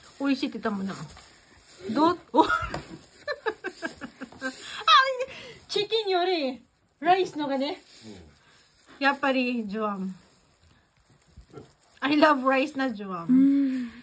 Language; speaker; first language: Japanese; non-native, learner; Filipino